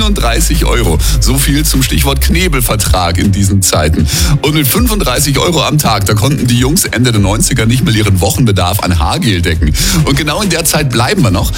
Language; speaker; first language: German; native; German